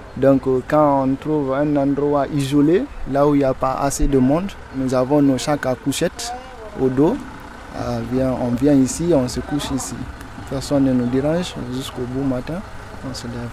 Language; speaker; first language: French; non-native, local second language; Susu